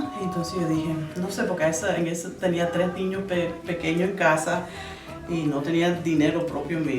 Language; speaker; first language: Spanish; early bilingual, other home language; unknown